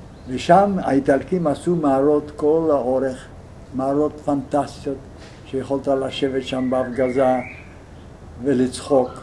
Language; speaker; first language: Hebrew; non-native, fluent; Yiddish